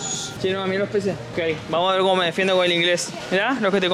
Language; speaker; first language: Spanish; native; Spanish